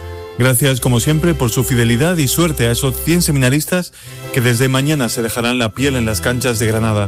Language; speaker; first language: Spanish; native; Spanish